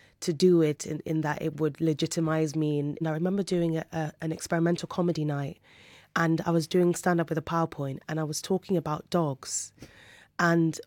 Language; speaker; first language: English; native; English